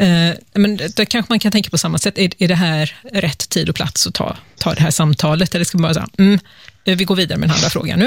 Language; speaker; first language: Swedish; native; Swedish